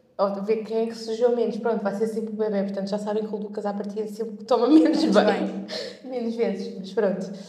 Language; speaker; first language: Portuguese; native; Portuguese